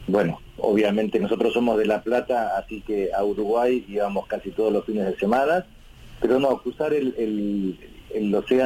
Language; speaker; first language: Spanish; native; Spanish